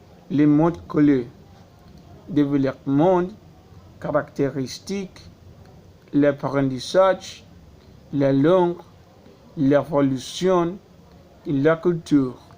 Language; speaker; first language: French; non-native, learner; Spanish